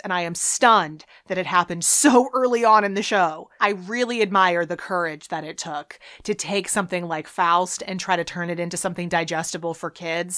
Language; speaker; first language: English; native; English